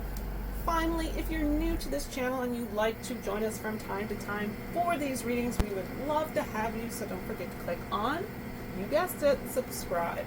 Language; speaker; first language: English; native; English